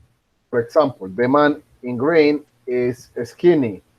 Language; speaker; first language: English; non-native, fluent; Spanish